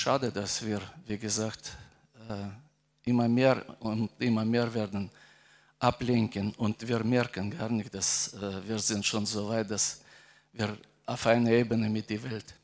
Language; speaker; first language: German; non-native, fluent; Russian